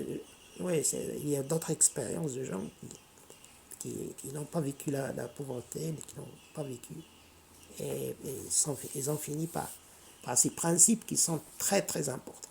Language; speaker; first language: French; non-native, local second language; Arabic